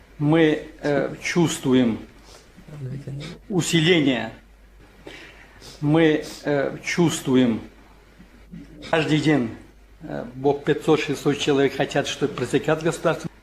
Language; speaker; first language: Russian; non-native, local second language; Tajik